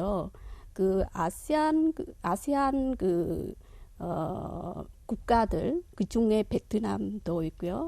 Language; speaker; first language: Korean; non-native, fluent; Vietnamese